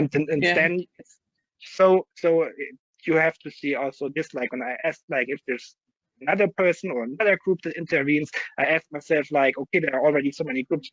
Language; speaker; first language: English; non-native, fluent; German